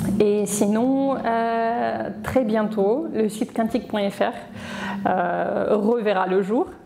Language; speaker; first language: French; non-native, fluent; Russian